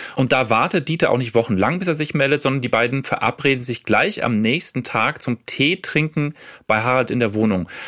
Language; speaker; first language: German; native; German